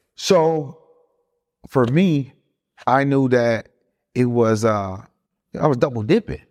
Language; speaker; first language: English; early bilingual, other home language; Spanish